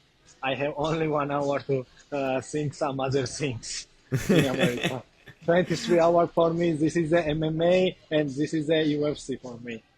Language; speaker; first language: English; non-native, learner; Georgian